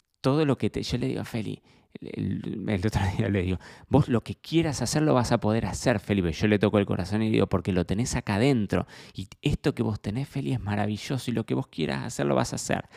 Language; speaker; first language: Spanish; native; Spanish